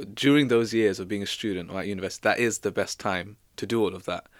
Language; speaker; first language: English; native; English